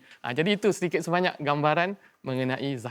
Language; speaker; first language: Malay; native; Malay